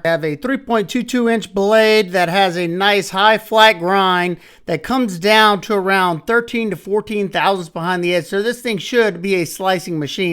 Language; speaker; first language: English; native; English